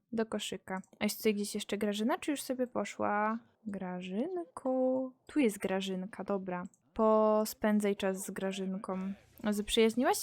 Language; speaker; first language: Polish; native; Polish